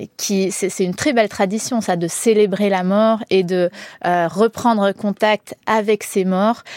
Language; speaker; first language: French; early bilingual, heritage; Spanish